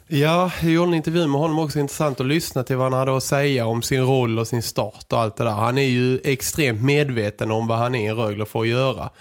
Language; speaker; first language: Swedish; native; Swedish